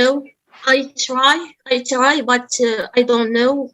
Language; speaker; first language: English; non-native, learner; Arabic